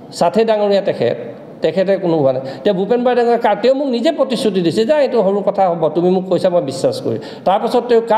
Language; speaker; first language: Assamese; non-native, local second language; Mising